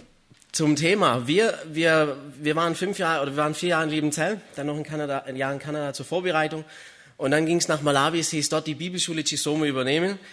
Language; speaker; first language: German; native; German